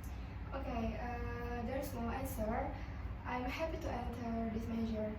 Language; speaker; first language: English; non-native, learner; Indonesian